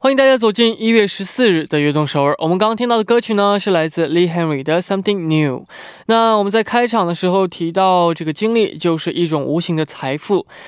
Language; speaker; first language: Chinese; native; Chinese